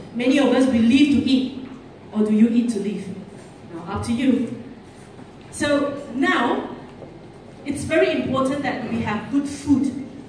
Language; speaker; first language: English; non-native, local second language; Chinese